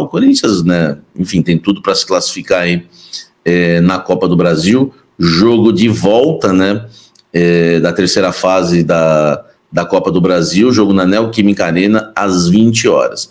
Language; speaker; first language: Portuguese; native; Portuguese